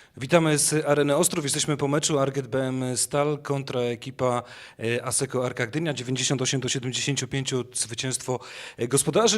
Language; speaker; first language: Polish; native; Polish